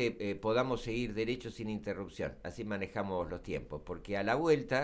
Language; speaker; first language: Spanish; native; Spanish